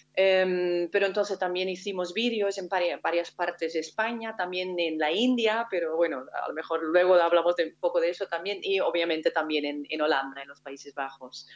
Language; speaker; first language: Spanish; non-native, fluent; Dutch